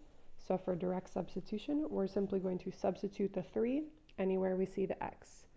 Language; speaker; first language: English; native; English